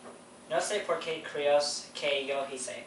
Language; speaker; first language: Spanish; non-native, learner; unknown